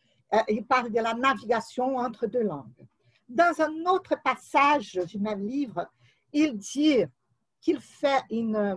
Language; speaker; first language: French; non-native, fluent; Portuguese